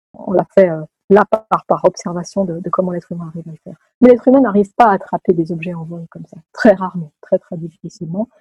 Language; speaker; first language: French; native; French